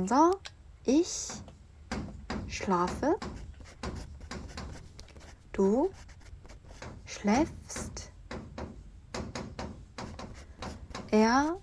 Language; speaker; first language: German; non-native, learner; Korean